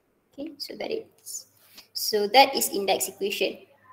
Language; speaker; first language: English; non-native, local second language; Malay